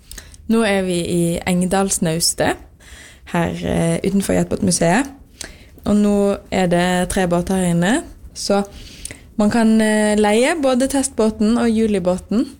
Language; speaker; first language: Norwegian; native; Norwegian